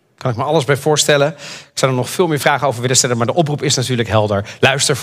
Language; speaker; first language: Dutch; native; Dutch